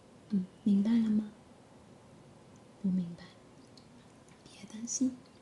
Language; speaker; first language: Chinese; non-native, learner; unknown